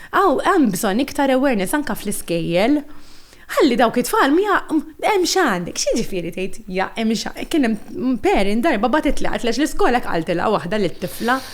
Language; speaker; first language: Maltese; native; Maltese